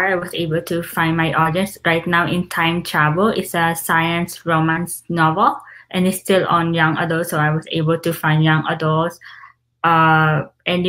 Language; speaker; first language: English; non-native, local second language; Filipino